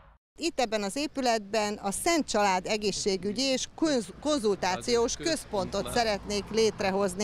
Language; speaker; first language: Hungarian; native; Hungarian